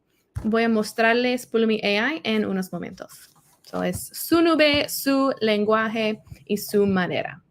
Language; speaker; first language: Spanish; non-native, learner; English